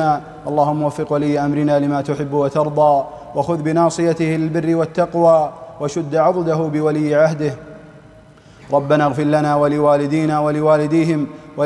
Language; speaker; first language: Arabic; native; Arabic